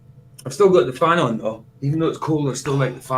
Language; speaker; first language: English; native; English